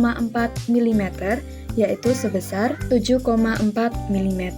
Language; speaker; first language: Indonesian; native; Indonesian